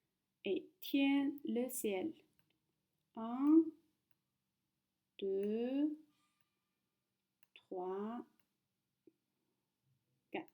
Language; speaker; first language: French; non-native, fluent; Chinese